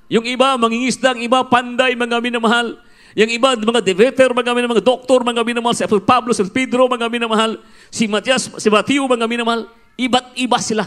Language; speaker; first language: Filipino; non-native, local second language; Cebuano